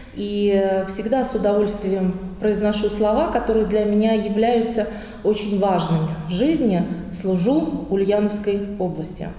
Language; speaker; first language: Russian; native; Russian